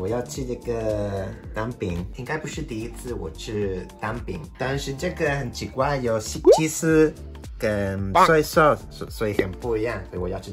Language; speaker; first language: Chinese; non-native, learner; English